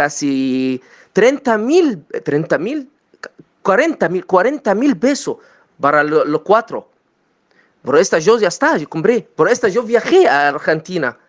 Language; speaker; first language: Spanish; non-native, learner; Arabic